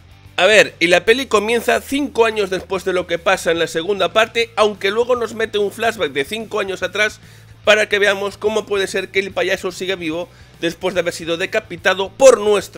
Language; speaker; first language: Spanish; native; Spanish